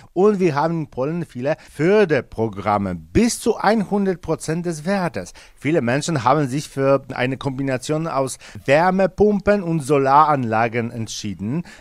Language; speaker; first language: German; non-native, fluent; Polish